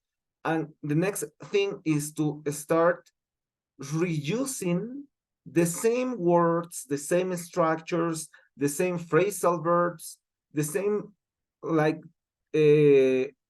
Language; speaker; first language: English; non-native, fluent; Spanish